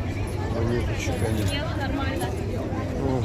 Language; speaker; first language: Russian; native; Russian